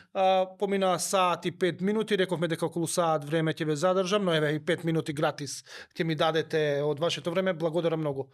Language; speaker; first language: Macedonian; native; Macedonian